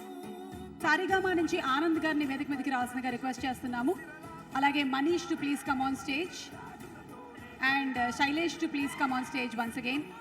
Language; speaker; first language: Telugu; native; Telugu